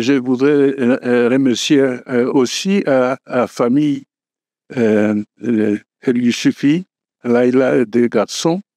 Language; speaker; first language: French; non-native, fluent; Polish